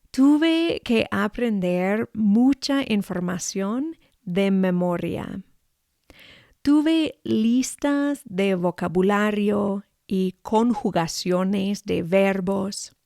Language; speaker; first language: Spanish; non-native, fluent; English